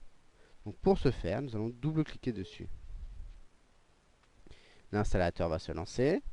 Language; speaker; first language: French; native; French